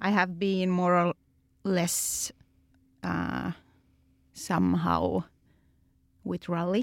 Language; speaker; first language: English; non-native, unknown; Finnish